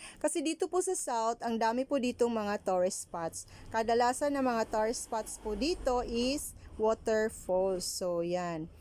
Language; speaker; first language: Filipino; non-native, local second language; Cebuano